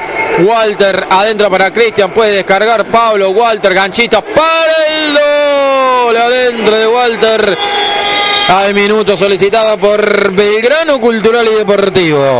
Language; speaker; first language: Spanish; native; Spanish